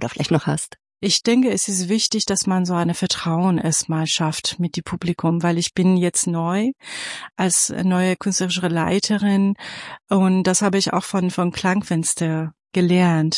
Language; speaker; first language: German; non-native, fluent; Persian